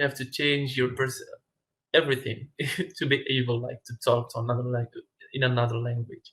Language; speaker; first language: English; non-native, fluent; Arabic